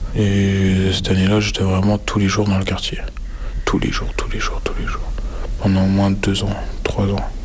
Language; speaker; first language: French; native; French